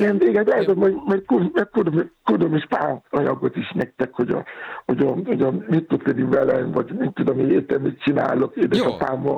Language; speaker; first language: Hungarian; non-native, fluent; Yoruba